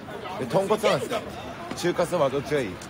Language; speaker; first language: Japanese; native; Japanese